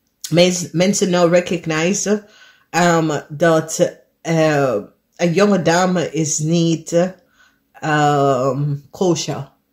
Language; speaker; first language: Dutch; non-native, learner; English